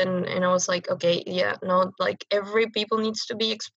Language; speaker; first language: English; non-native, fluent; Spanish